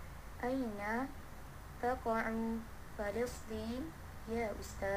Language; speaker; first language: Arabic; non-native, learner; Malay